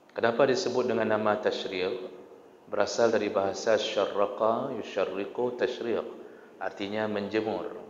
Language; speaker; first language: Malay; non-native, local second language; Achinese